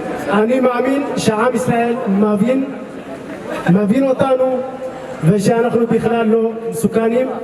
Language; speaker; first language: Hebrew; non-native, fluent; Tigrinya